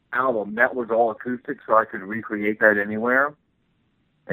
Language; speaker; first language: English; native; English